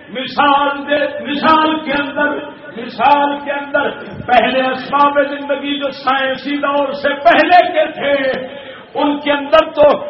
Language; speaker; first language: Urdu; non-native, local second language; Punjabi